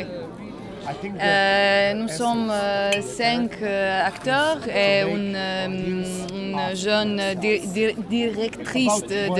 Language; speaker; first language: French; non-native, learner; Croatian